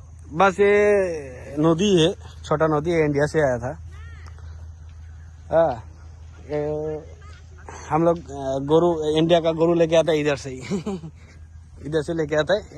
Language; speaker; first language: Hindi; non-native, learner; Bangla